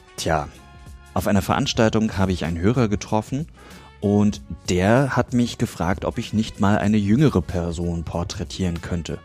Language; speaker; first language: German; native; German